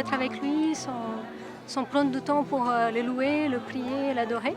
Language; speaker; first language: French; non-native, fluent; Portuguese